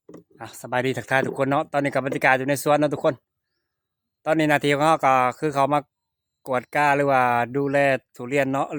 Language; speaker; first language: Thai; non-native, local second language; Lao